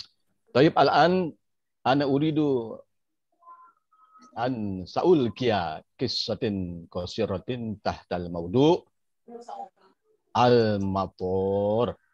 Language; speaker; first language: Arabic; non-native, learner; Indonesian